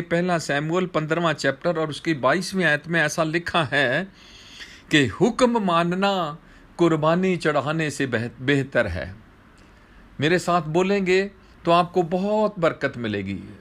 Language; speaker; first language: Hindi; non-native, local second language; Punjabi